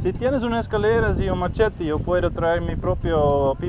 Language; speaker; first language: Spanish; non-native, learner; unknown